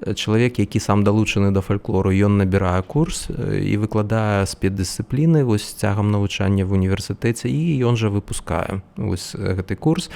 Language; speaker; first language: Belarusian; non-native, local second language; Russian